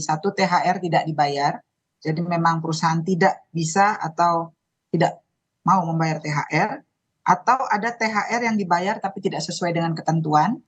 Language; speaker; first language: Indonesian; native; Indonesian